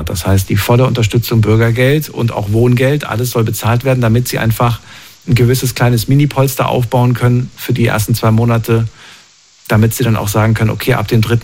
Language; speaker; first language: German; native; German